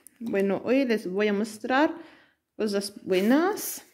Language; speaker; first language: Spanish; non-native, learner; Italian